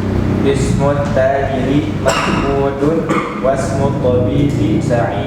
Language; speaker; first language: Arabic; non-native, learner; Indonesian